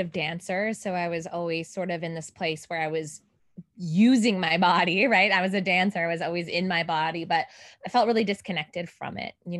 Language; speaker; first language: English; native; English